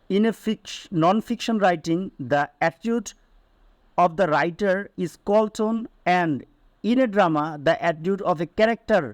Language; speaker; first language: English; non-native, local second language; Bangla